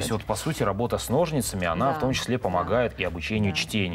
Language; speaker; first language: Russian; native; Russian